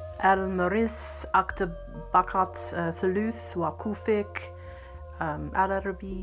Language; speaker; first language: Arabic; non-native, learner; English